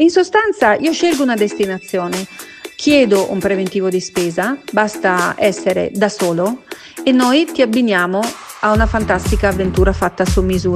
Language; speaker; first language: Italian; native; Italian